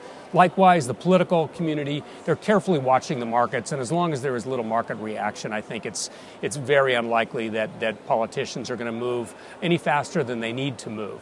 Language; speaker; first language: English; native; English